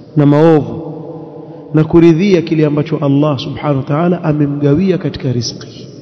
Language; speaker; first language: Swahili; native; Swahili